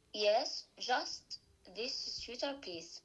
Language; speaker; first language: English; non-native, learner; Arabic